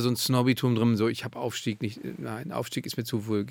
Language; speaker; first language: German; native; German